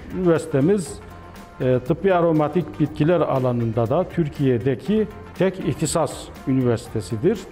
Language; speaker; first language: Turkish; native; Turkish